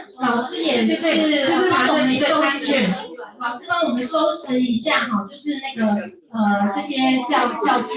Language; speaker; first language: Chinese; native; Chinese